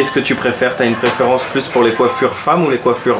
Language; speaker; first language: French; native; French